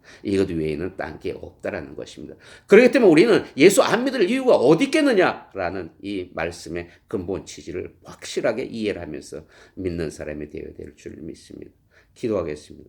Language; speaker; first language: Korean; native; Korean